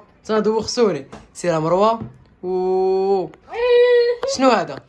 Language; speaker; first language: Arabic; native; Arabic